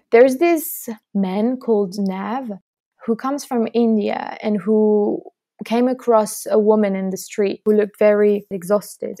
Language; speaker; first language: English; non-native, fluent; French